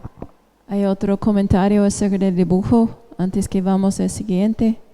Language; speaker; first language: Spanish; non-native, fluent; English